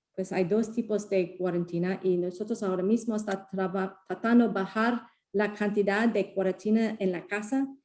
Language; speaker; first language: Spanish; non-native, learner; English